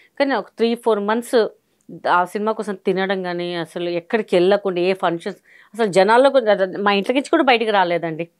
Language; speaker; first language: Telugu; non-native, local second language; Hindi